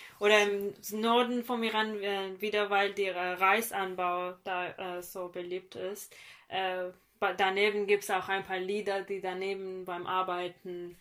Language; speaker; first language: German; non-native, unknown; Persian